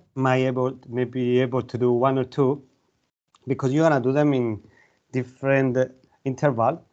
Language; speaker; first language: English; non-native, fluent; Greek